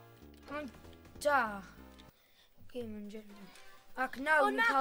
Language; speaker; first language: Welsh; non-native, local second language; English